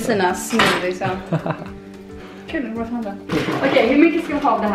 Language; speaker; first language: Swedish; native; Swedish